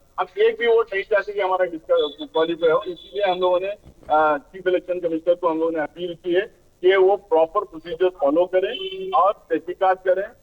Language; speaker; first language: Hindi; non-native, local second language; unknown